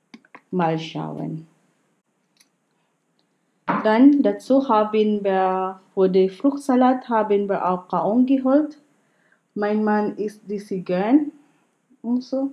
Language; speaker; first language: German; non-native, learner; Filipino